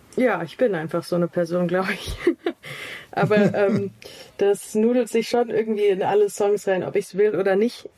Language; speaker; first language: German; early bilingual, heritage; English